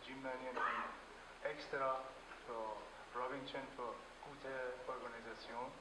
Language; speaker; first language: German; non-native, learner; Persian